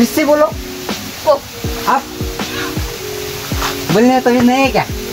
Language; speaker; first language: Hindi; non-native, learner; Nepali